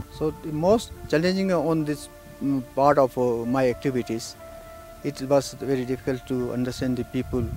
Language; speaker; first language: English; non-native, local second language; Ladakhi